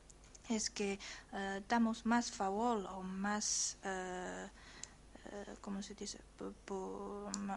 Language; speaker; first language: Spanish; non-native, learner; Chinese